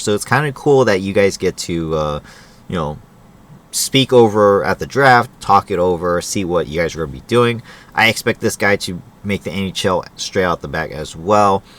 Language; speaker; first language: English; native; English